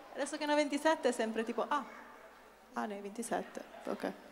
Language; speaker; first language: Italian; native; Italian